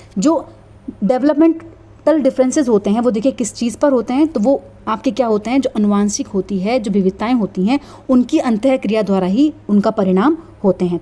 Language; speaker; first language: Hindi; native; Hindi